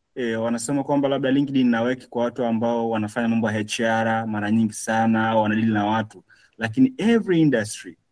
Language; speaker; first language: Swahili; native; Swahili